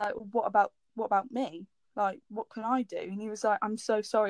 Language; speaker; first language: English; native; English